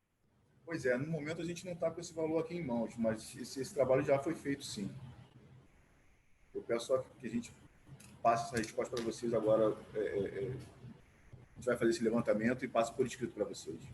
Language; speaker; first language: Portuguese; native; Portuguese